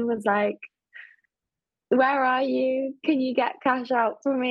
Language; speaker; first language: English; native; English